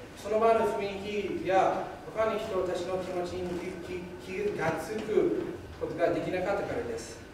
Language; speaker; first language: Japanese; non-native, fluent; English